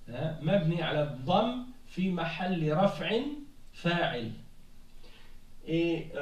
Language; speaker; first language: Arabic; non-native, fluent; French